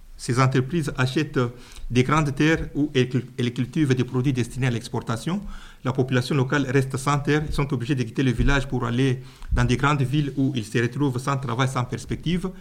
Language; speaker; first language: French; non-native, local second language; Luba-Lulua